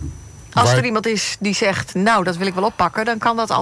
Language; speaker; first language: Dutch; native; Dutch